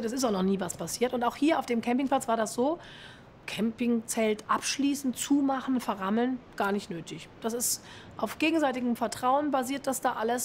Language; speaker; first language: German; native; German